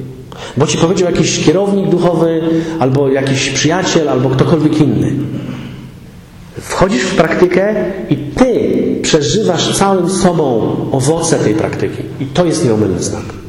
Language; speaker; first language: Polish; native; Polish